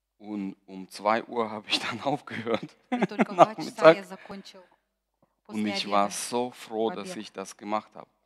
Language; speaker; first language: German; non-native, fluent; Russian